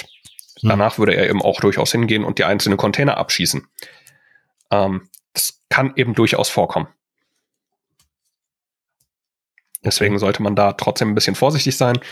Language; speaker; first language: German; native; German